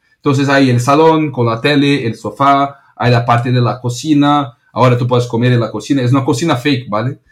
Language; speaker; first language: Spanish; non-native, fluent; Portuguese